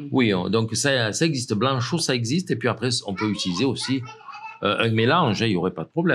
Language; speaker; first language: French; native; French